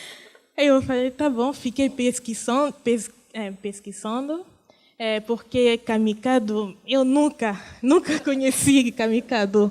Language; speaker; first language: Portuguese; non-native, fluent; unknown